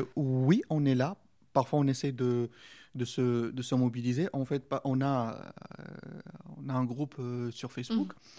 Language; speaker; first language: French; non-native, local second language; Arabic